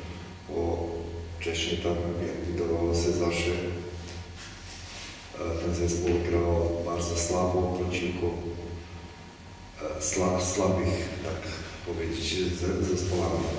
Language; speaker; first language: Polish; non-native, fluent; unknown